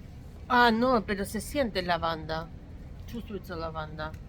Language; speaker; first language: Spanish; non-native, learner; Russian